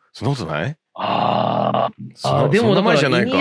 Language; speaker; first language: Japanese; native; Japanese